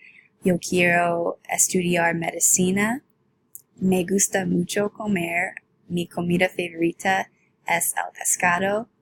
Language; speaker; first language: Spanish; non-native, learner; English